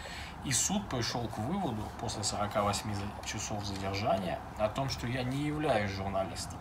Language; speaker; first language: Russian; native; Russian